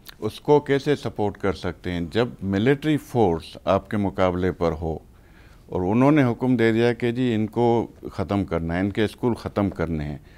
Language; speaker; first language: Urdu; non-native, local second language; Sindhi